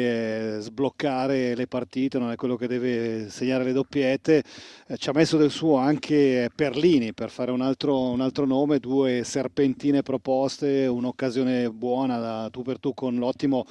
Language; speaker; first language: Italian; native; Italian